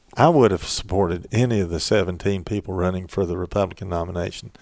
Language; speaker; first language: English; native; English